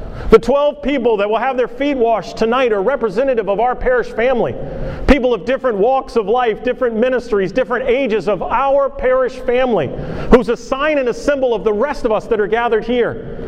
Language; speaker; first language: English; native; English